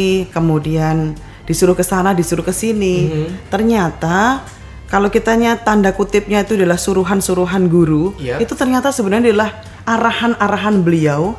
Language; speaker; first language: Indonesian; native; Indonesian